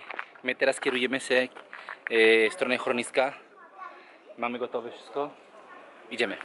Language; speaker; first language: Polish; non-native, learner; Spanish